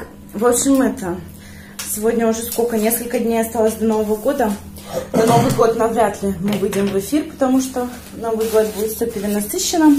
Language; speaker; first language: Russian; native; Russian